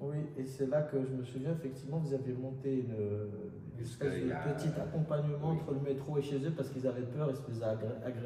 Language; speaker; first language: French; native; French